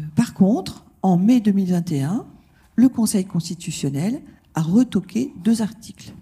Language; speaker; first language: French; native; French